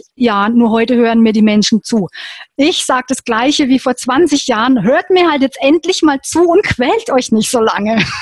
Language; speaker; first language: German; native; German